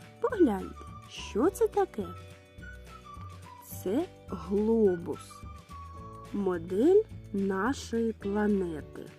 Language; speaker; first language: Ukrainian; native; Ukrainian